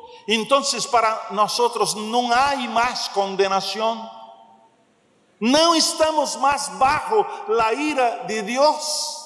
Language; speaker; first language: Spanish; non-native, learner; Portuguese